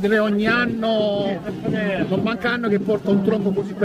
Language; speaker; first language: Italian; native; Italian